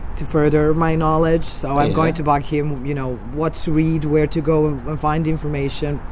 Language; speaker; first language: English; non-native, fluent; Serbian